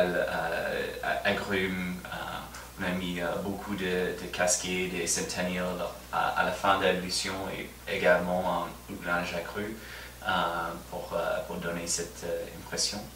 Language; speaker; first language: French; non-native, fluent; English